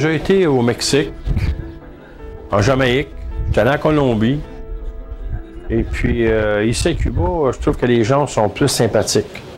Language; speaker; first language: French; native; French